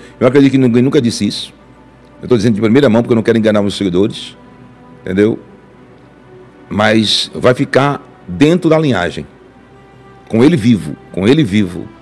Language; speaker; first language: Portuguese; native; Portuguese